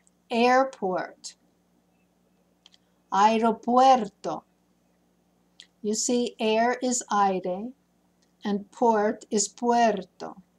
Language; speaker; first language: English; native; English